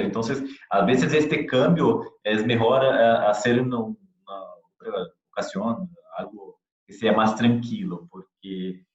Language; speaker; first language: Spanish; non-native, fluent; Portuguese